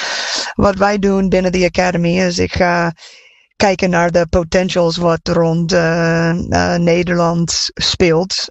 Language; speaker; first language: Dutch; non-native, fluent; English